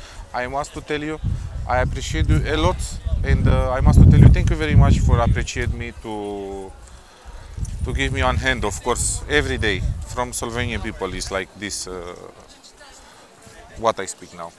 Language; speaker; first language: English; non-native, learner; Romanian